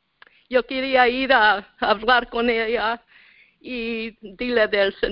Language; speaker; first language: Spanish; early bilingual, heritage; Spanish